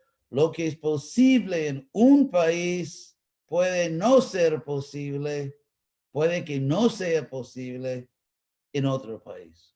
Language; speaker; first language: Spanish; non-native, fluent; English